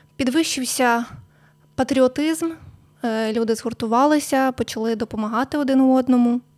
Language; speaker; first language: Ukrainian; native; Ukrainian